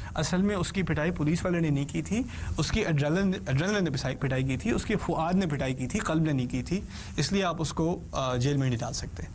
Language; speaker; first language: Urdu; early bilingual, heritage; Urdu